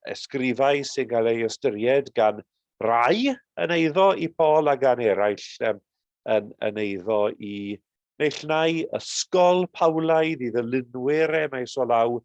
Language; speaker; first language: Welsh; native; Welsh